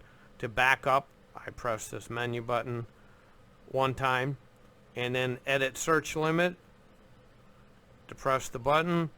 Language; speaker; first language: English; native; English